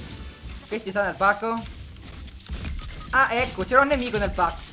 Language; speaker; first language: Italian; native; Italian